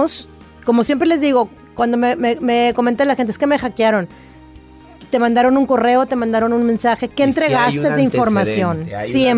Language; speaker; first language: Spanish; native; Spanish